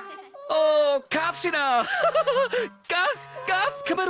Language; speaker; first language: Welsh; native; Welsh